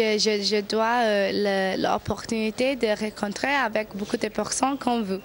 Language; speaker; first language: French; non-native, learner; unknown